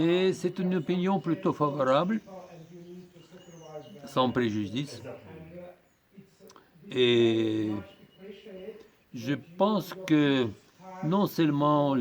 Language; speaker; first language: French; non-native, fluent; Russian